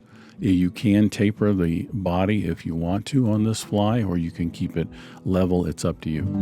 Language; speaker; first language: English; native; English